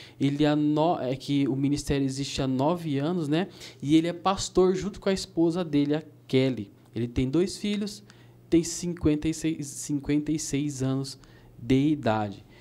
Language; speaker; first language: Portuguese; native; Portuguese